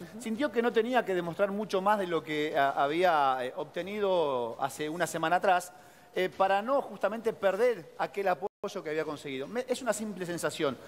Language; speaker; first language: Spanish; native; Spanish